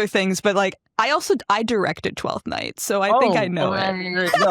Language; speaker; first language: English; native; English